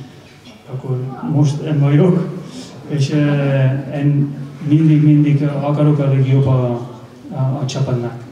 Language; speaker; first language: Hungarian; non-native, learner; Spanish